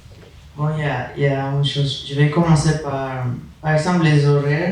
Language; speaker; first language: French; non-native, fluent; Spanish